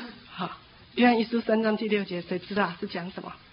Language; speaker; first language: Chinese; native; Chinese